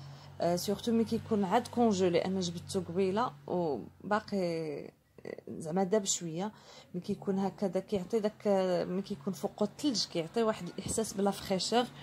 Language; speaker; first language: Arabic; native; Arabic